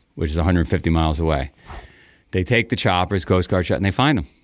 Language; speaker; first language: English; native; English